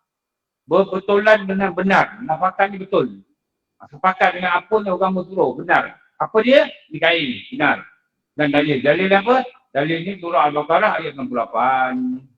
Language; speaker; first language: Malay; native; Malay